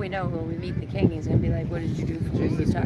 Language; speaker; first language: English; native; English